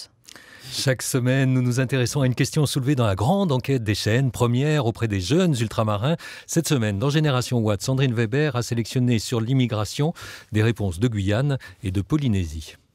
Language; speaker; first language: French; native; French